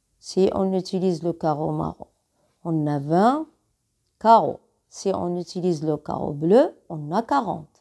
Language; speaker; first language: French; non-native, local second language; Arabic